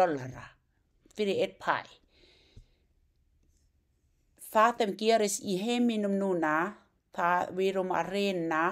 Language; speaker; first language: Icelandic; non-native, learner; Thai